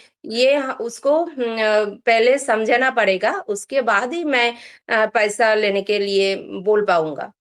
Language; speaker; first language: Hindi; non-native, local second language; Bangla